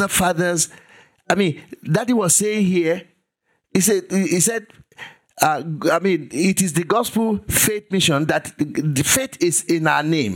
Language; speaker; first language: English; non-native, local second language; Yoruba